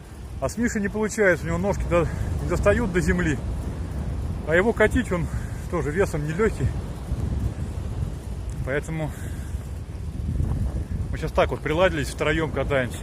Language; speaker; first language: Russian; native; Russian